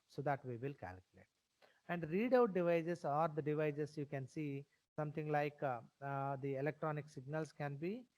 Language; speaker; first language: English; non-native, local second language; Telugu